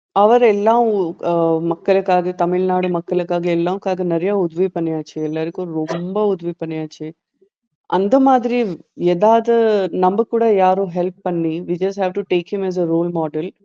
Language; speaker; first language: Tamil; non-native, learner; Gujarati